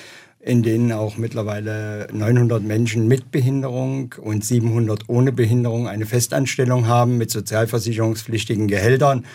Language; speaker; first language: German; native; German